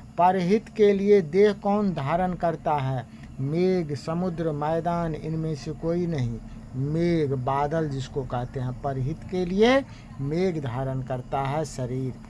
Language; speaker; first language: Hindi; native; Hindi